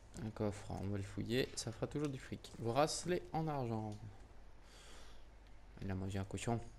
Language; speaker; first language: French; native; French